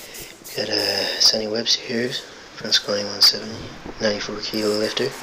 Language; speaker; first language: English; native; English